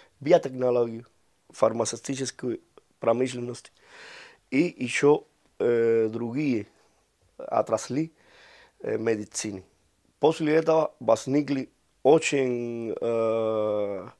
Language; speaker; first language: Russian; non-native, fluent; Spanish